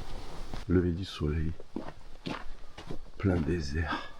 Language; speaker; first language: French; native; French